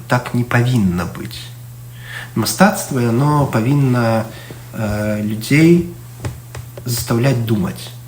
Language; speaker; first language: Belarusian; non-native, local second language; Russian